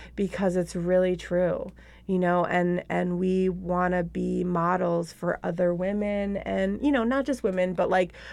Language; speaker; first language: English; native; English